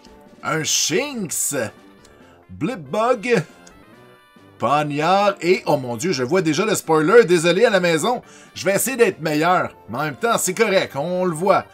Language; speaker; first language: French; native; French